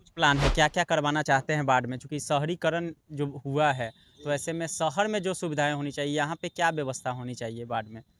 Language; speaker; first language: Hindi; native; Hindi